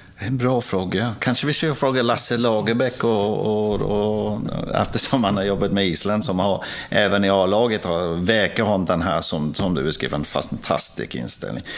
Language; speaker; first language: Swedish; non-native, fluent; English